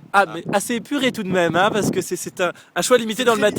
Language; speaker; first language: French; native; French